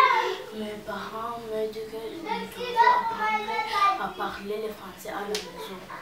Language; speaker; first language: French; non-native, learner; Kinyarwanda